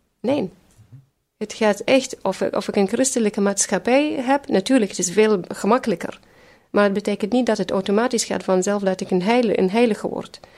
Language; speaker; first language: Dutch; non-native, fluent; Syriac